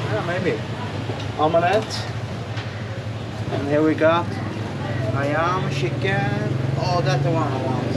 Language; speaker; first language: English; non-native, fluent; Swedish